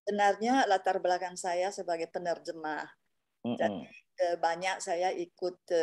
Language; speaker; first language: Indonesian; non-native, fluent; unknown